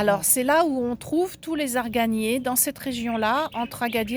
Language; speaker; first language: French; native; French